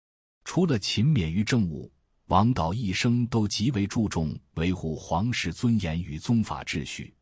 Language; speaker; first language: Chinese; native; Chinese